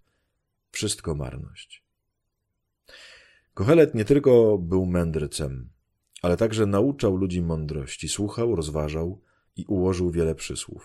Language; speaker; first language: Polish; native; Polish